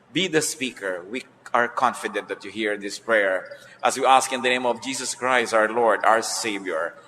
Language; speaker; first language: English; non-native, local second language; Filipino